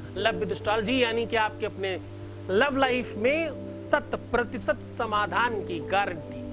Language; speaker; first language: Hindi; native; Hindi